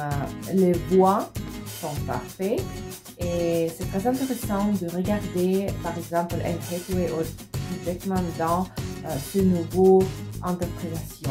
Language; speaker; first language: French; non-native, fluent; Russian